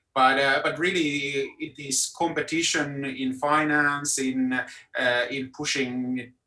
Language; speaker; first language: English; non-native, fluent; Finnish